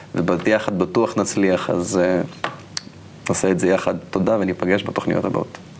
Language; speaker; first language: Hebrew; native; Hebrew